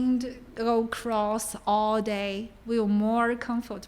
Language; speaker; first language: English; non-native, learner; Chinese